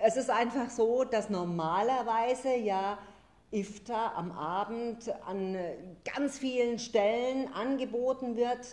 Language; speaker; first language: German; native; German